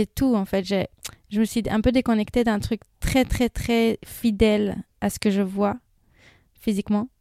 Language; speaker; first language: French; non-native, fluent; Hebrew